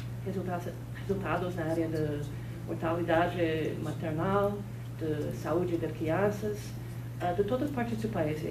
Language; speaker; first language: Portuguese; non-native, fluent; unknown